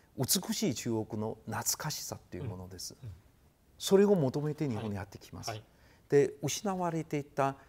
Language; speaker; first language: Japanese; non-native, fluent; Chinese